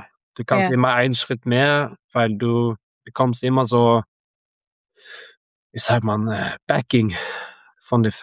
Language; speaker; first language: German; non-native, learner; Norwegian